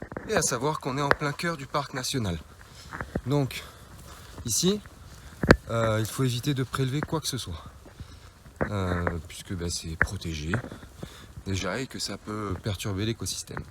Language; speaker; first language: French; native; French